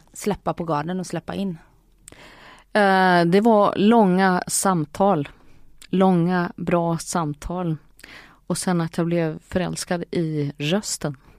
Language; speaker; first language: Swedish; native; Swedish